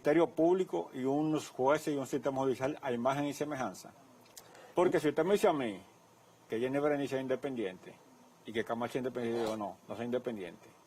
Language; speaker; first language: Spanish; native; Spanish